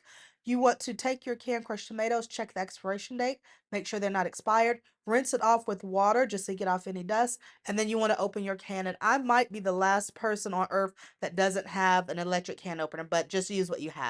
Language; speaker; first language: English; native; English